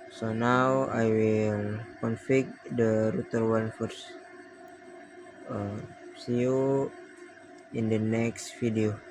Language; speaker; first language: English; non-native, learner; Indonesian